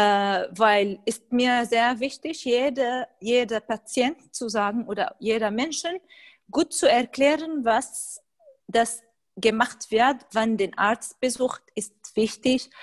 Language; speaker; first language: German; non-native, fluent; Arabic